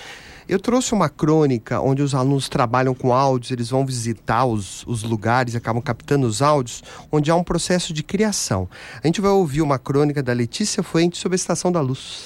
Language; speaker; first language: Portuguese; native; Portuguese